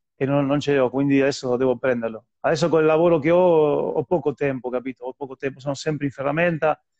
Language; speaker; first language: Italian; non-native, fluent; Spanish